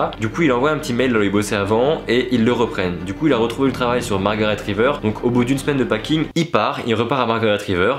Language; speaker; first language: French; native; French